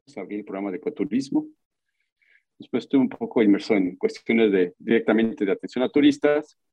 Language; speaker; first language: Spanish; native; Spanish